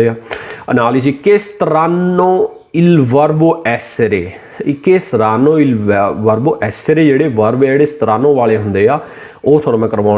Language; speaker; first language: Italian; non-native, learner; Punjabi